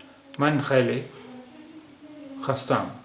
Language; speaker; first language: Persian; non-native, fluent; Urdu